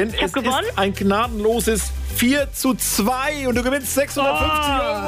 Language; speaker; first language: German; native; German